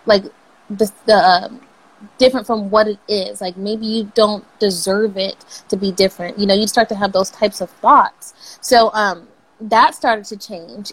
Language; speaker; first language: English; native; English